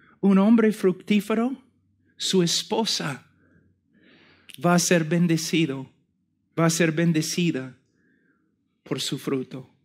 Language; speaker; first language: Spanish; non-native, fluent; English